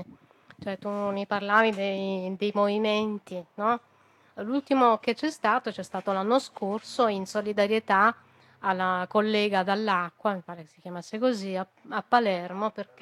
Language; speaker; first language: Italian; native; Italian